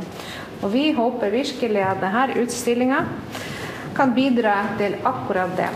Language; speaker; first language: Norwegian; non-native, fluent; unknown